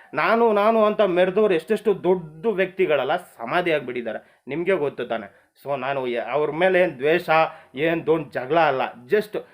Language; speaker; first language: Kannada; non-native, local second language; Marathi